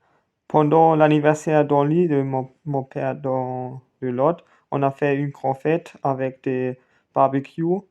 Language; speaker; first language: French; non-native, learner; German